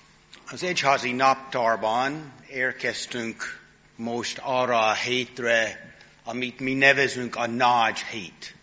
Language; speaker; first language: Hungarian; non-native, fluent; English